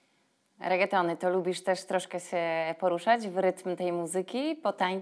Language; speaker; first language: Polish; native; Polish